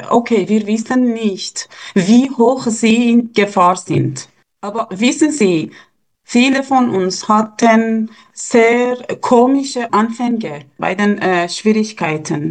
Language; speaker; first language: German; non-native, fluent; Persian